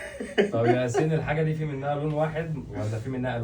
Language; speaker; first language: Arabic; native; Arabic